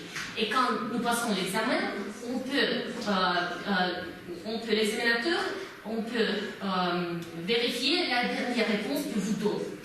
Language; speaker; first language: French; non-native, fluent; Russian